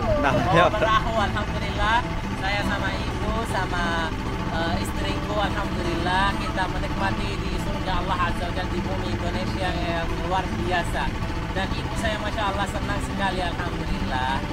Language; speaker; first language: Indonesian; non-native, learner; Arabic